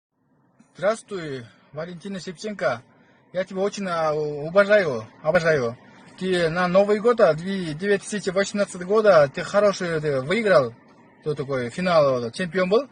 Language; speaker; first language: Russian; non-native, learner; Kyrgyz